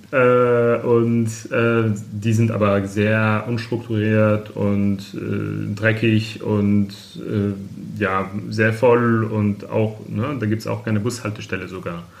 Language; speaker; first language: German; non-native, fluent; Arabic